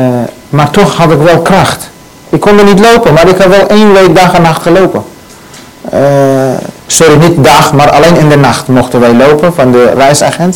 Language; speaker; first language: Dutch; non-native, learner; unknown